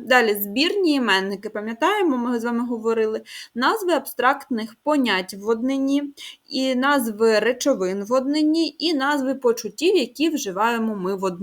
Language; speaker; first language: Ukrainian; native; Ukrainian